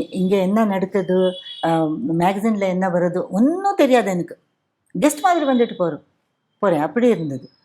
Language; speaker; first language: Tamil; non-native, fluent; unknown